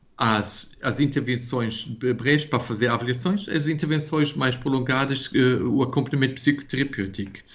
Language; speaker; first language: Portuguese; non-native, fluent; German